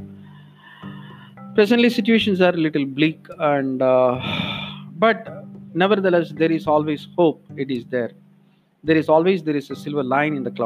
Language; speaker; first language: English; non-native, local second language; Malayalam